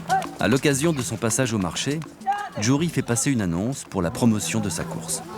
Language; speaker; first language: French; native; French